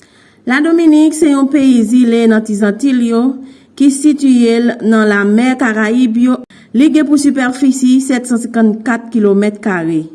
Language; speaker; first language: French; non-native, learner; Haitian Creole